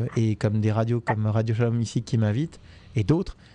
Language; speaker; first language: French; native; French